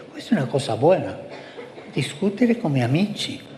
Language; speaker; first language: Italian; non-native, fluent; Spanish